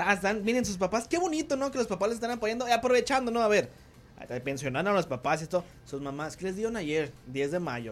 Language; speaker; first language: Spanish; native; Spanish